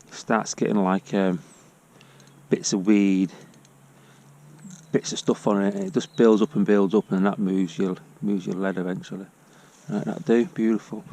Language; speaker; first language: English; native; English